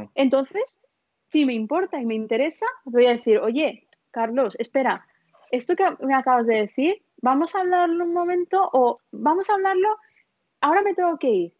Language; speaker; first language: Spanish; early bilingual, other home language; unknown